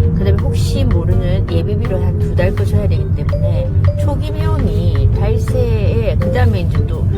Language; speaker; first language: Korean; native; Korean